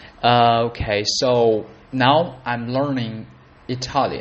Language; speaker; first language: English; non-native, learner; Chinese